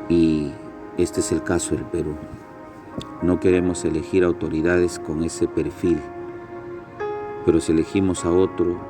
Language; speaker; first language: Spanish; native; Spanish